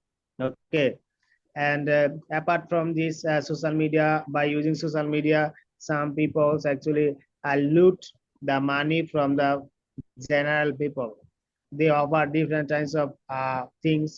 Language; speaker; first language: English; non-native, learner; Bangla